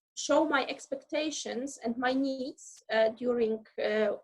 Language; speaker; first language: English; non-native, fluent; Polish